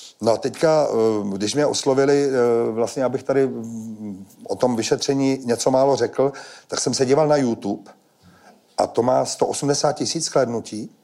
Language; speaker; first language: Czech; native; Czech